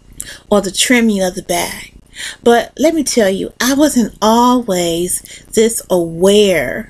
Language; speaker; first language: English; native; English